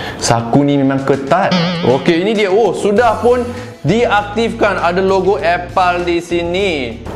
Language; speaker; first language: Malay; non-native, local second language; Cantonese